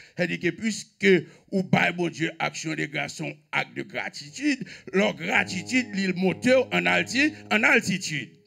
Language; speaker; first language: French; non-native, local second language; Haitian Creole